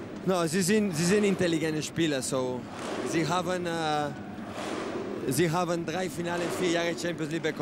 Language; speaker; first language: German; non-native, learner; Spanish